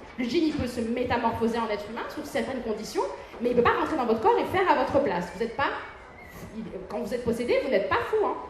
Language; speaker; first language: French; early bilingual, other home language; Arabic